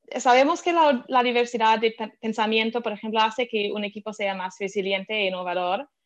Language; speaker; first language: Spanish; non-native, fluent; English